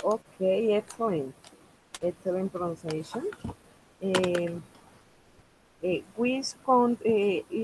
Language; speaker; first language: English; non-native, local second language; Spanish